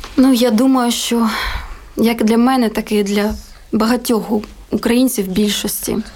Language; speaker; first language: Ukrainian; native; Ukrainian